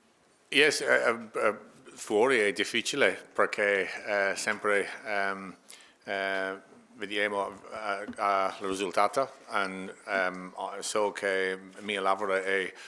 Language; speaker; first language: Italian; non-native, learner; English